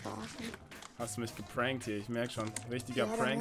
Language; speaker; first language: German; native; German